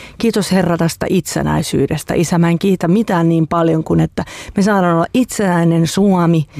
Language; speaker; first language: Finnish; native; Finnish